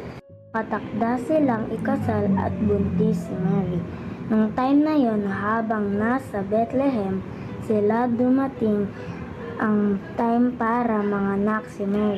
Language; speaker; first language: Filipino; native; Filipino